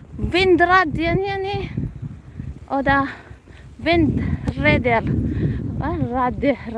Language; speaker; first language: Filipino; non-native, local second language; Hiligaynon